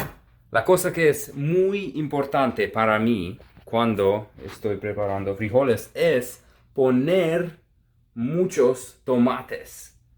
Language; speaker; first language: Spanish; non-native, learner; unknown